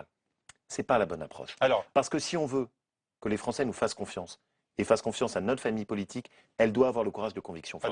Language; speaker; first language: French; native; French